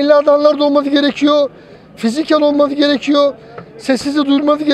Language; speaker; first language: Turkish; native; Turkish